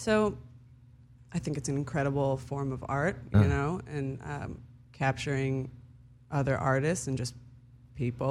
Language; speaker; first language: English; early bilingual, other home language; Hebrew